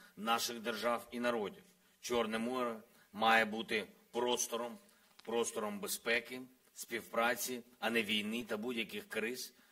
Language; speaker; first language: Ukrainian; non-native, local second language; Russian